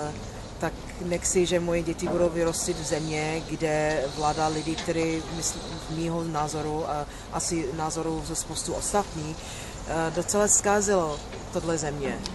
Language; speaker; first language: Czech; non-native, learner; English